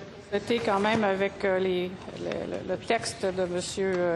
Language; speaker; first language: French; native; French